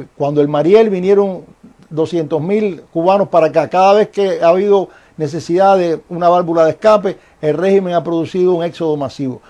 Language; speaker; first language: Spanish; native; Spanish